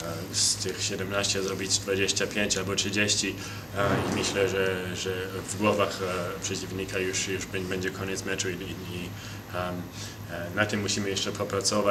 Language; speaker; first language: Polish; early bilingual, heritage; Polish